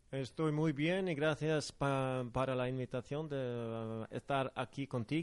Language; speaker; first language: Spanish; non-native, fluent; Norwegian